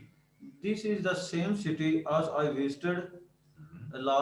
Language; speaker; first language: English; non-native, learner; Urdu